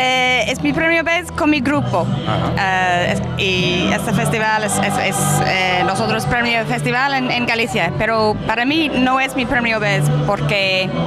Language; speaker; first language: Spanish; non-native, learner; English